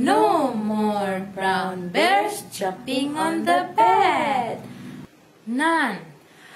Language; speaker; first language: English; non-native, fluent; Indonesian